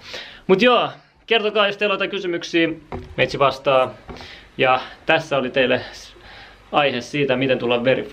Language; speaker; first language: Finnish; native; Finnish